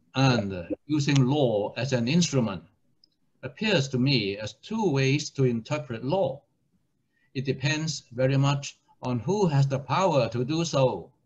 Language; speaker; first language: English; non-native, local second language; Chinese